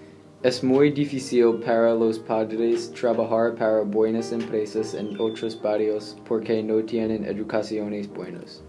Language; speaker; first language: Spanish; non-native, learner; English